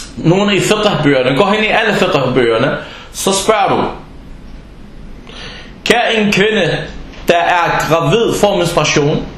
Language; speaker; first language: Danish; non-native, fluent; Arabic